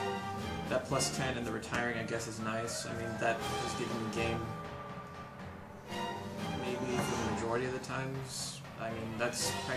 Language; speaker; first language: English; native; English